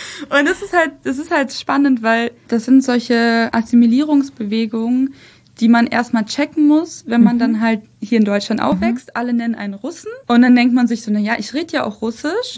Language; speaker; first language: German; early bilingual, other home language; Russian